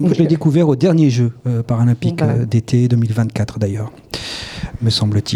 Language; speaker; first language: French; native; French